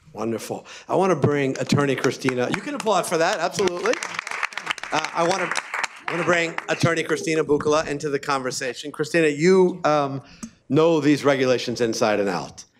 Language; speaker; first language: English; native; English